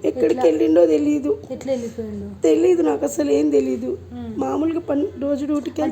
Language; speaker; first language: Telugu; native; Telugu